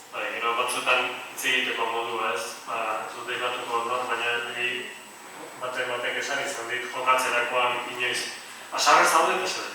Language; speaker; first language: Basque; native; Basque